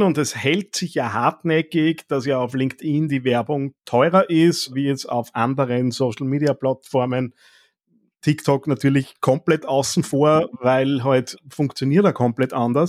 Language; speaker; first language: German; native; German